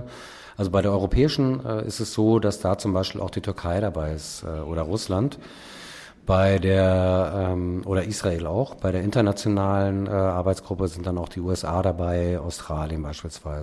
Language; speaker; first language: German; native; German